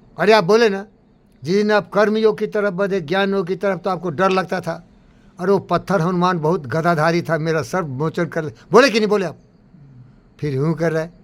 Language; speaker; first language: Hindi; native; Hindi